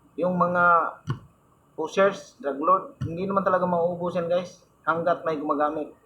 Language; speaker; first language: Filipino; non-native, local second language; Cebuano